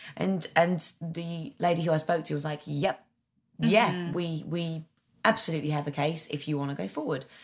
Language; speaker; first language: English; native; English